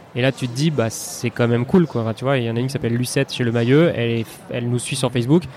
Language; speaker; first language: French; native; French